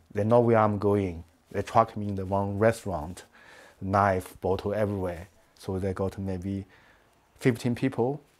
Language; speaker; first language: English; non-native, learner; Chinese